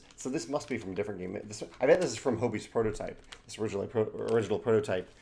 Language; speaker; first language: English; native; English